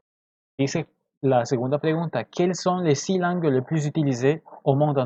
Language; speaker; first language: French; non-native, fluent; Spanish